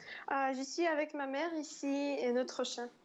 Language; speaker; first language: French; non-native, fluent; Ukrainian